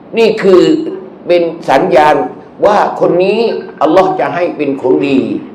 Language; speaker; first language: Thai; non-native, local second language; Malay